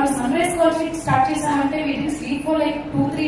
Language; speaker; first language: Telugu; non-native, fluent; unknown